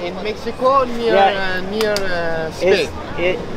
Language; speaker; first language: English; non-native, learner; Turkish